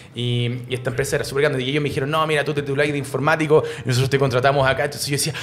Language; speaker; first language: Spanish; native; Spanish